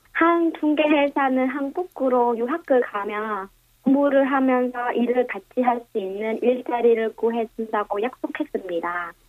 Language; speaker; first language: Korean; non-native, fluent; Vietnamese